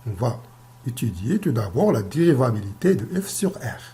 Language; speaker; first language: French; non-native, local second language; Arabic